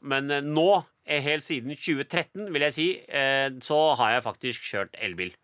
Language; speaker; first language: Norwegian; early bilingual, other home language; Punjabi